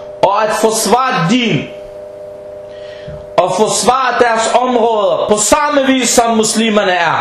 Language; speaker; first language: Danish; early bilingual, heritage; Danish